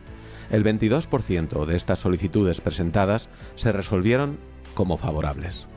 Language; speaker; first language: Spanish; native; Spanish